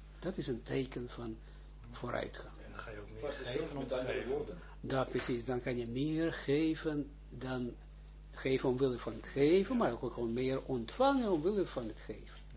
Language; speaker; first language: Dutch; non-native, fluent; Hebrew